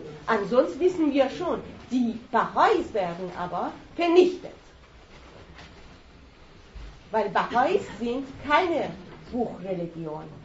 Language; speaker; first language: German; non-native, fluent; Persian